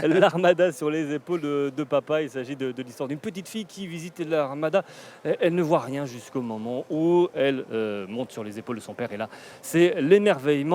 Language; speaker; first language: French; native; French